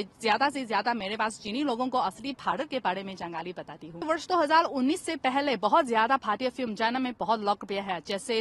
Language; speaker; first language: Hindi; non-native, fluent; Chinese